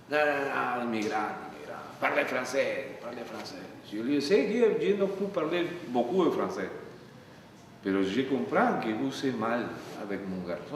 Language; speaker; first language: French; non-native, learner; Spanish